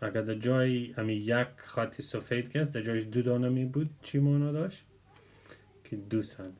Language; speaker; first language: Persian; non-native, local second language; Pashto